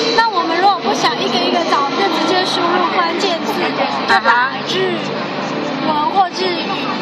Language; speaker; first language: Chinese; native; Chinese